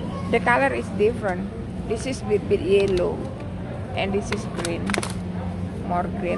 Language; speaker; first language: English; non-native, learner; Indonesian